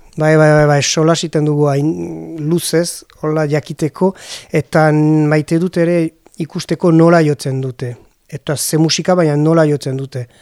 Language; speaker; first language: Basque; non-native, learner; French